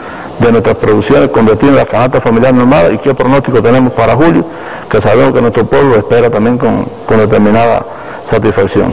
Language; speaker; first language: Spanish; native; Spanish